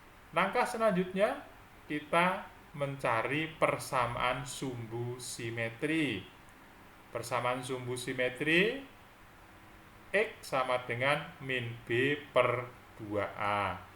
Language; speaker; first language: Indonesian; native; Indonesian